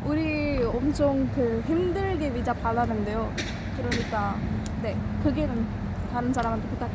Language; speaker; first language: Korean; non-native, learner; Hindi